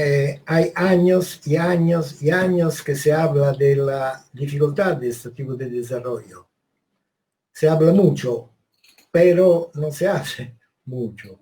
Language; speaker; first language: Spanish; non-native, fluent; Italian